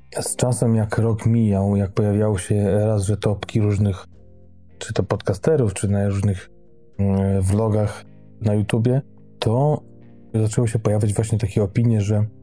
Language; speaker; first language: Polish; native; Polish